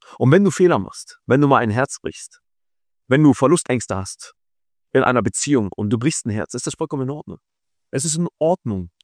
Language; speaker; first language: German; early bilingual, other home language; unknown